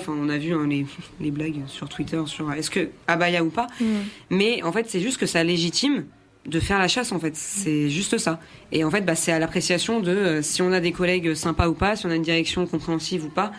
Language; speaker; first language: French; native; French